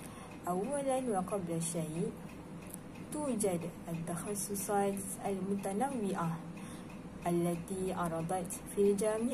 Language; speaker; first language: Arabic; non-native, learner; Malay